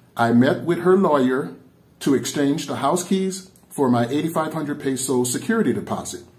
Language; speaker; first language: English; native; English